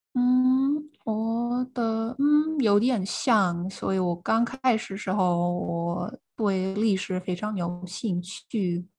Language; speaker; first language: Chinese; non-native, fluent; English